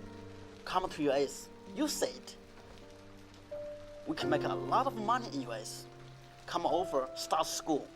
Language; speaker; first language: English; non-native, learner; Chinese